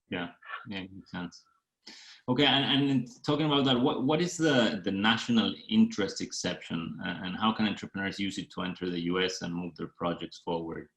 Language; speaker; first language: English; non-native, fluent; Spanish